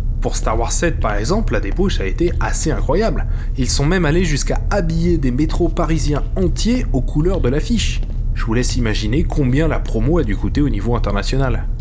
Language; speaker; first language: French; native; French